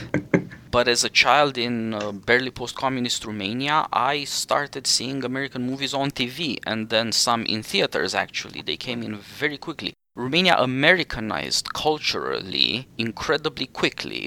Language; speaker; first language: English; non-native, fluent; Romanian